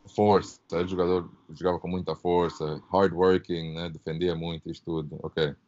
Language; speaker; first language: Portuguese; early bilingual, heritage; Portuguese